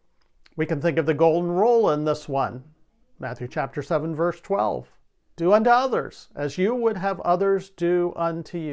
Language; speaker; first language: English; native; English